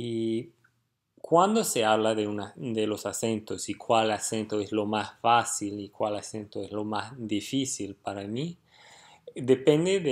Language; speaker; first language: Spanish; non-native, fluent; English